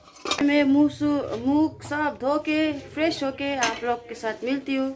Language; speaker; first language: Hindi; non-native, local second language; Nepali